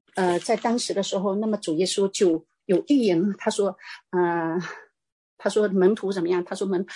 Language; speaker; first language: Chinese; native; Chinese